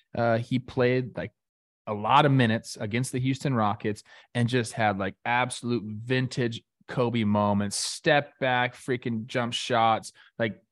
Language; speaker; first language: English; native; English